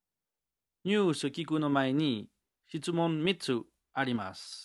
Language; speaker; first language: Japanese; non-native, learner; French